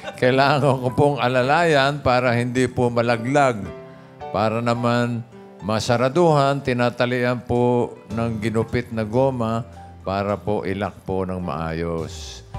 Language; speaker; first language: Filipino; native; Filipino